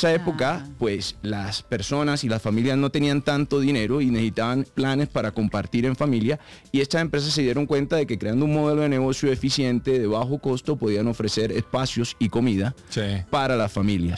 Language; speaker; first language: Spanish; native; Spanish